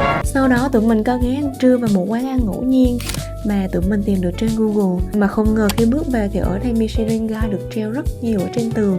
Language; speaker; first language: Vietnamese; native; Vietnamese